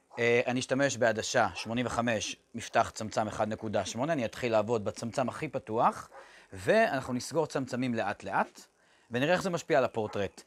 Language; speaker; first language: Hebrew; native; Hebrew